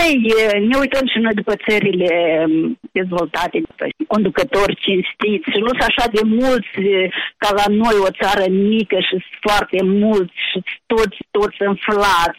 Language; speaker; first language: Romanian; native; Romanian